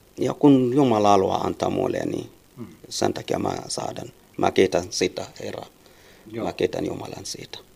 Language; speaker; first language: Finnish; non-native, learner; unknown